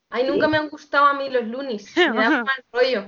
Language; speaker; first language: Spanish; native; Spanish